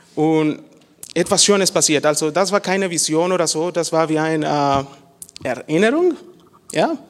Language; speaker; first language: German; non-native, learner; Spanish